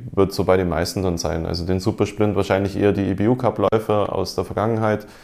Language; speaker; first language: German; native; German